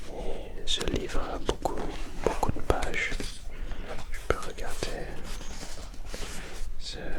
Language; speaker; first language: French; non-native, learner; Dutch